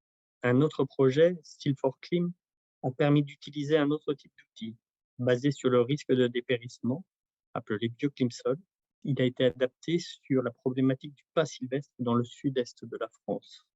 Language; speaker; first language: French; native; French